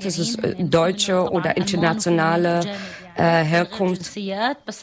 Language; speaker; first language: German; non-native, learner; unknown